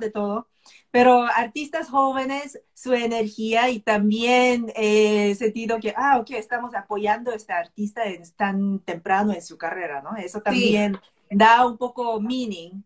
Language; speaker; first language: Spanish; non-native, fluent; Korean